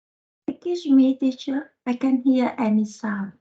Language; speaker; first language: English; non-native, learner; Vietnamese